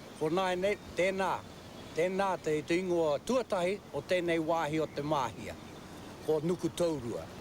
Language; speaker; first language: Māori; native; Māori